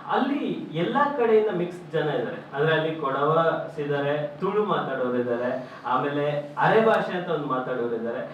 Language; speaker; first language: Kannada; native; Kannada